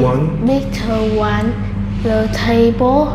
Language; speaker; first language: English; non-native, learner; Vietnamese